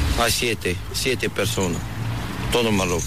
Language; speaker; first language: Spanish; non-native, learner; Arabic